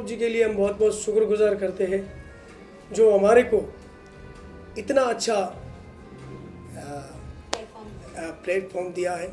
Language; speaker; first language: Hindi; non-native, local second language; Rajasthani